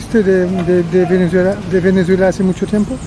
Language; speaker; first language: Spanish; non-native, learner; French